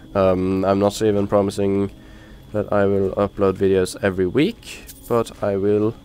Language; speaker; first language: English; non-native, fluent; Norwegian